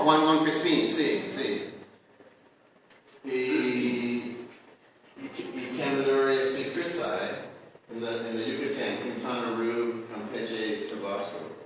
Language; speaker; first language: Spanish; non-native, learner; English